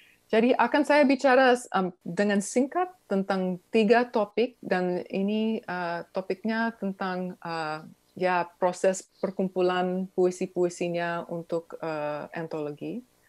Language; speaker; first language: Indonesian; early bilingual, other home language; English